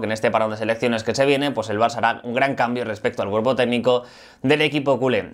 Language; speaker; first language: Spanish; native; Spanish